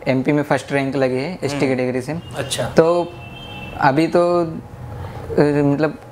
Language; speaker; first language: Hindi; native; Hindi